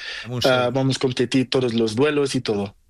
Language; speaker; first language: Spanish; non-native, learner; Portuguese